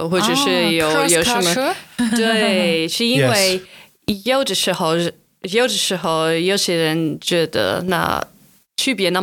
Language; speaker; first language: Chinese; non-native, fluent; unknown